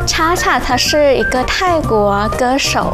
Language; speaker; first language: Chinese; non-native, fluent; Thai